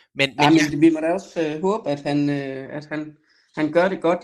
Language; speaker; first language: Danish; native; Danish